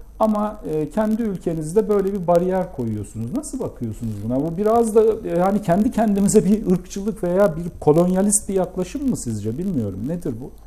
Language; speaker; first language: Turkish; native; Turkish